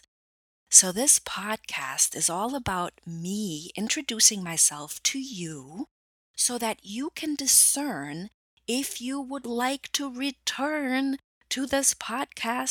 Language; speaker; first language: English; non-native, fluent; German